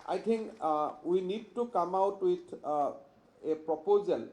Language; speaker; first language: English; non-native, local second language; Assamese